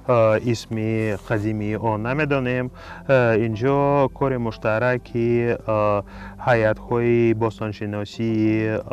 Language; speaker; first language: Persian; non-native, fluent; Russian